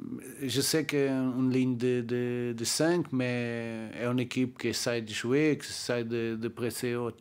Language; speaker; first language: French; non-native, learner; Portuguese